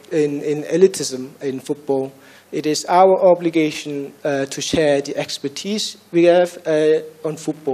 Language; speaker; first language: English; non-native, fluent; Korean